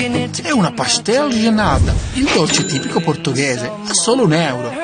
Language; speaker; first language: Italian; native; Italian